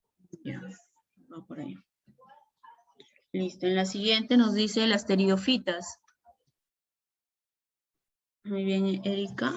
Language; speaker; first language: Spanish; native; Spanish